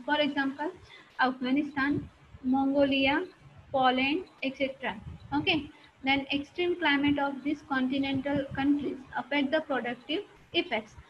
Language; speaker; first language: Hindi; non-native, local second language; Marathi